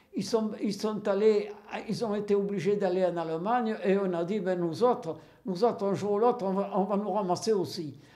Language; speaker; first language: French; native; French